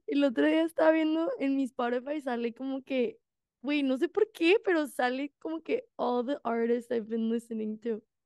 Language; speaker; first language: Spanish; early bilingual, heritage; Spanish